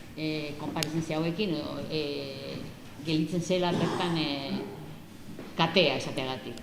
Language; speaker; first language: Basque; non-native, local second language; Spanish